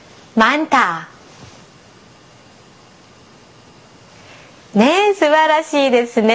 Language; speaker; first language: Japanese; non-native, fluent; Korean